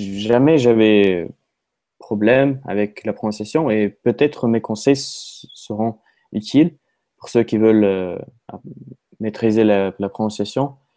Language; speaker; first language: French; non-native, fluent; Russian